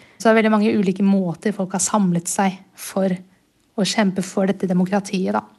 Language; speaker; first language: Norwegian; early bilingual, other home language; Burmese